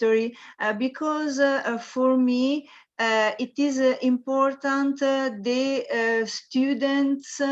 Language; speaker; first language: English; non-native, learner; Italian